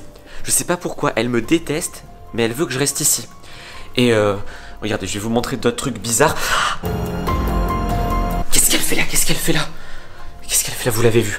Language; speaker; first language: French; native; French